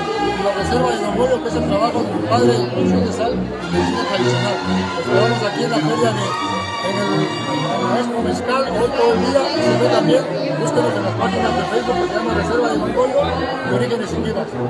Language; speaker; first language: Spanish; native; Spanish